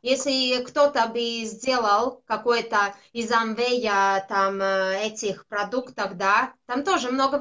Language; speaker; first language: Russian; non-native, local second language; Latvian